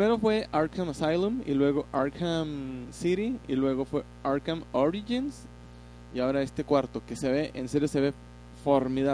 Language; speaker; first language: Spanish; native; Spanish